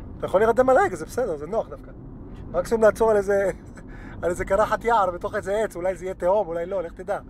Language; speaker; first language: Hebrew; native; Hebrew